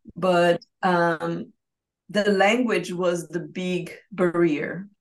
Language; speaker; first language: English; non-native, fluent; Portuguese